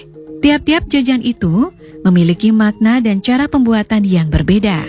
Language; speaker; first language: Indonesian; native; Indonesian